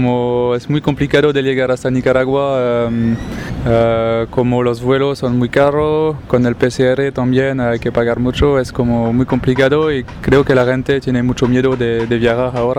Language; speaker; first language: Spanish; non-native, fluent; French